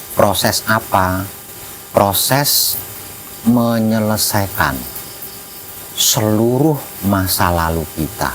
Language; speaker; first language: Indonesian; non-native, local second language; Javanese